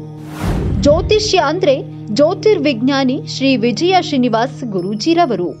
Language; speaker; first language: Kannada; native; Kannada